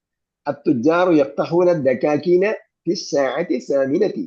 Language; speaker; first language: Arabic; non-native, fluent; Malayalam